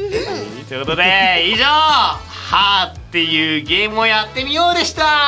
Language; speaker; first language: Japanese; native; Japanese